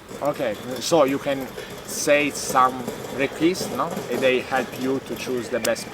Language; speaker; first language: English; non-native, learner; Italian